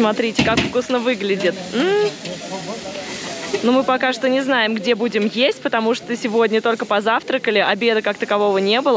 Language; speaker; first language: Russian; native; Russian